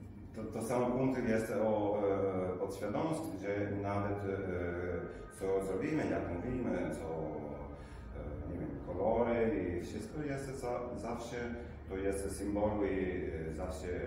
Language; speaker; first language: Polish; non-native, learner; Italian